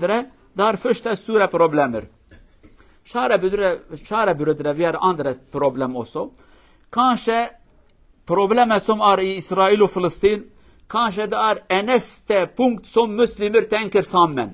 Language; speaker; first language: Swedish; non-native, learner; Kurdish